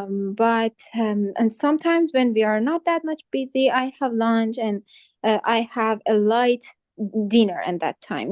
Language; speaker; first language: English; non-native, fluent; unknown